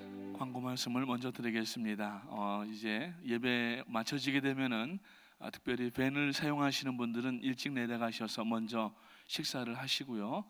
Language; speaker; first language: Korean; native; Korean